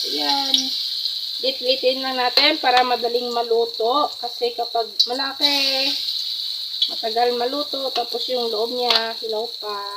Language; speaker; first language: Filipino; non-native, local second language; Hiligaynon